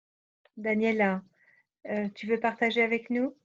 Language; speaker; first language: French; native; French